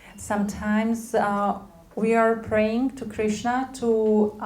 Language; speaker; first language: English; non-native, fluent; Slovak